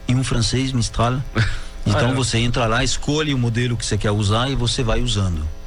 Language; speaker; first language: Portuguese; non-native, fluent; French